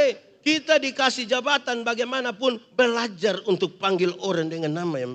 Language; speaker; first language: Malay; native; Malay